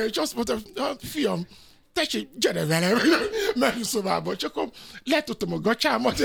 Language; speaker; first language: Hungarian; non-native, fluent; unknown